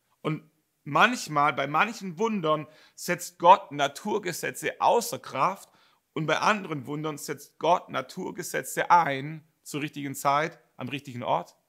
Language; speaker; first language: German; native; German